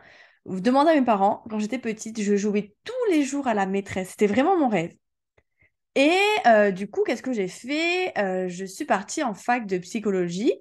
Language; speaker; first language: French; native; French